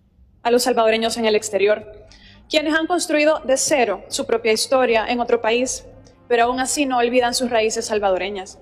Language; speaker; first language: Spanish; native; Spanish